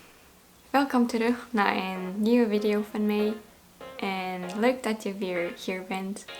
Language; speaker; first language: Dutch; non-native, learner; German